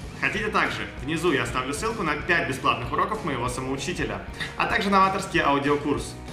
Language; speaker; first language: Russian; native; Russian